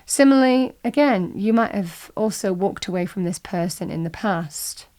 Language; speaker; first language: English; native; English